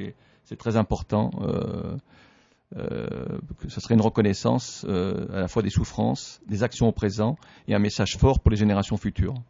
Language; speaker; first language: French; native; French